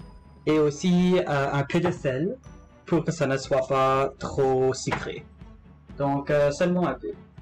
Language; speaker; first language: French; non-native, local second language; English